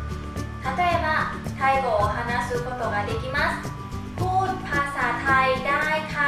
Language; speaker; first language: Japanese; non-native, fluent; Thai